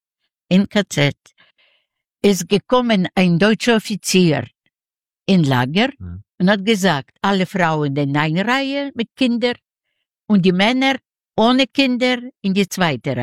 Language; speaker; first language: German; non-native, learner; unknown